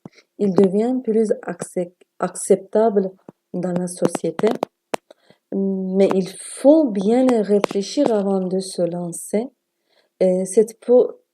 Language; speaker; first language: French; non-native, learner; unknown